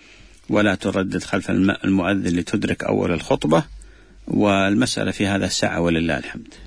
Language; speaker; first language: Arabic; native; Arabic